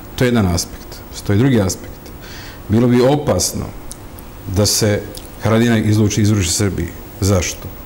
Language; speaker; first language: Serbian; native; Serbian